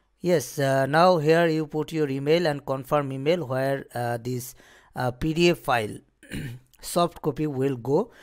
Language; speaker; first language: English; non-native, local second language; Bangla